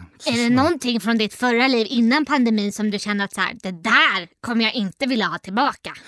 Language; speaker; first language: Swedish; native; Swedish